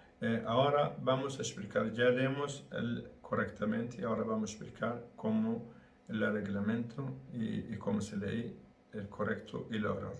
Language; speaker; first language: Spanish; non-native, learner; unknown